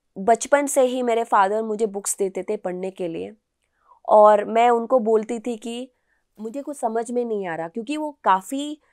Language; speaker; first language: Hindi; non-native, local second language; Telugu